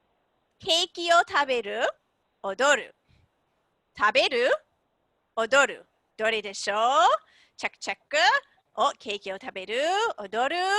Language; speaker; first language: Japanese; non-native, fluent; English